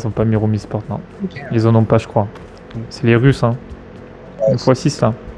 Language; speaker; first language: French; native; French